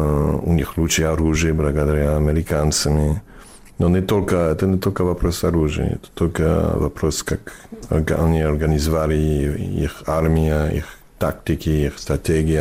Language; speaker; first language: Russian; non-native, fluent; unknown